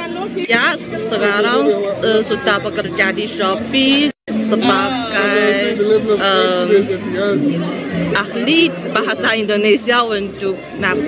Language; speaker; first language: Indonesian; non-native, fluent; Chinese